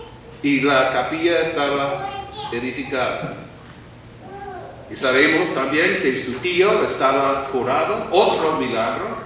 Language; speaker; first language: Spanish; non-native, fluent; English